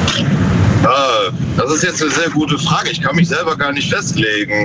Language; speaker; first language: German; native; German